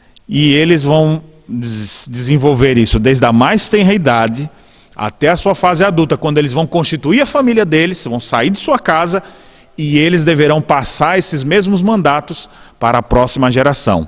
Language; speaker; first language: Portuguese; native; Portuguese